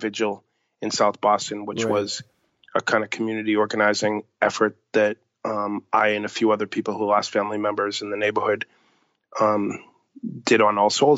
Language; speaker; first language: English; native; English